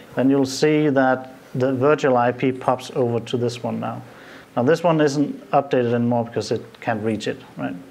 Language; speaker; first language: English; non-native, fluent; Danish